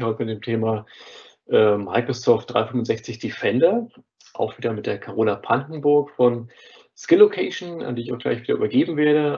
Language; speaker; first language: German; native; German